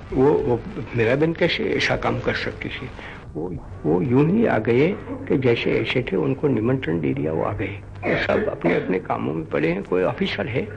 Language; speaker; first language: Hindi; non-native, local second language; Gujarati